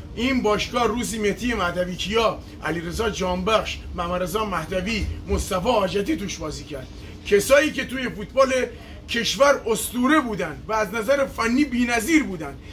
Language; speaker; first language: Persian; non-native, local second language; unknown